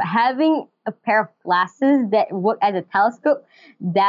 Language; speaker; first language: English; non-native, local second language; Malay